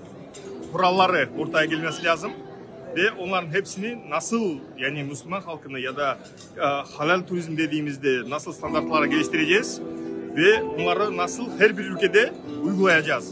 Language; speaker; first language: Turkish; non-native, learner; Kyrgyz